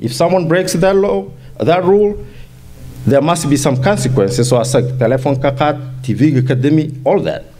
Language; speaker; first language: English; early bilingual, heritage; Somali